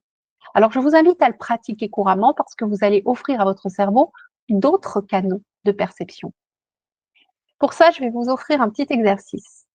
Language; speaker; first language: French; native; French